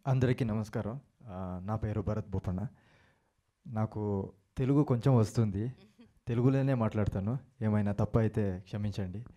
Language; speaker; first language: Telugu; non-native, learner; Kannada